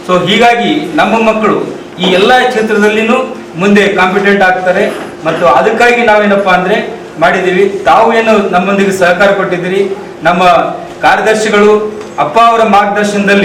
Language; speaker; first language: Kannada; native; Kannada